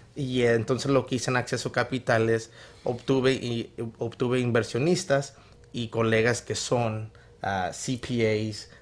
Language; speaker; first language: Spanish; early bilingual, heritage; Spanish